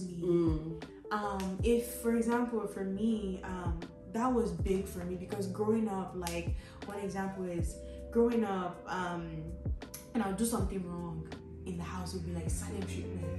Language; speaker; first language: English; non-native, local second language; Yoruba